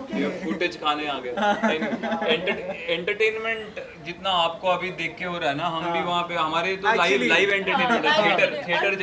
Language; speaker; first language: Hindi; native; Hindi